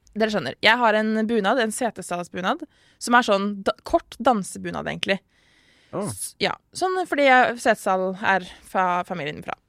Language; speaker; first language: Norwegian; native; Norwegian